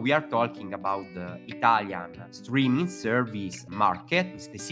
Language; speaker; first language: English; non-native, fluent; Italian